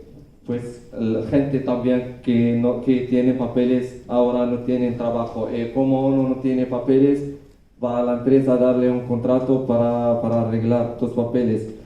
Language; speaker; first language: Spanish; non-native, learner; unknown